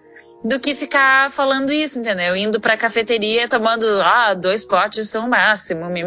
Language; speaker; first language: Portuguese; native; Portuguese